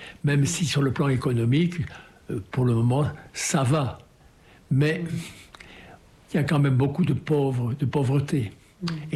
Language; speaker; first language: French; native; French